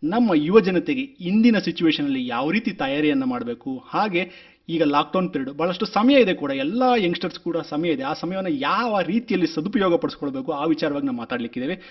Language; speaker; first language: Kannada; native; Kannada